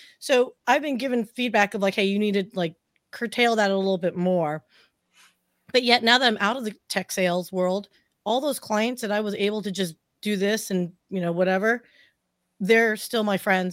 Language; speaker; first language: English; native; English